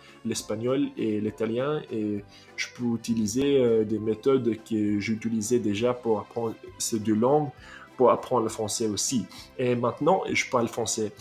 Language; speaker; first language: French; non-native, fluent; English